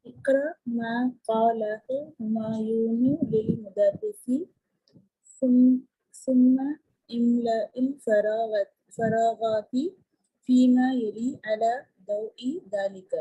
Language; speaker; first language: Arabic; non-native, learner; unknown